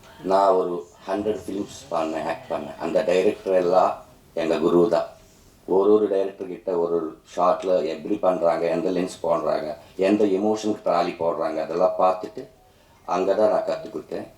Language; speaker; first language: Tamil; non-native, local second language; Telugu